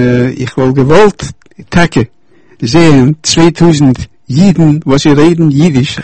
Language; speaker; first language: German; early bilingual, heritage; Yiddish